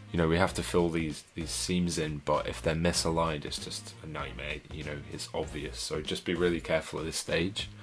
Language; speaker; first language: English; native; English